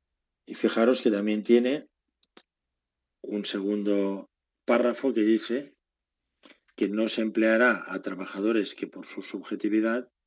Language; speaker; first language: Spanish; native; Spanish